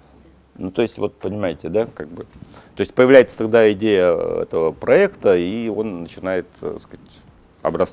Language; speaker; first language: Russian; native; Russian